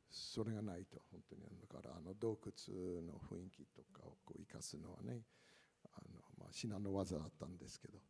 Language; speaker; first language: Japanese; non-native, fluent; English